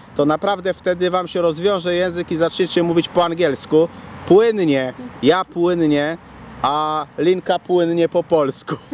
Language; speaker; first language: Polish; native; Polish